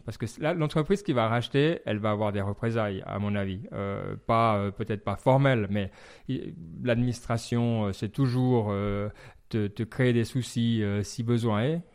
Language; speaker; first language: French; native; French